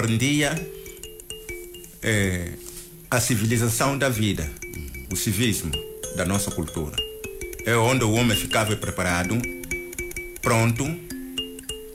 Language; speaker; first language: Portuguese; non-native, local second language; Kongo